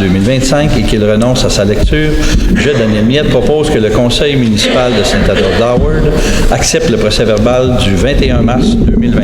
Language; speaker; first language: French; native; French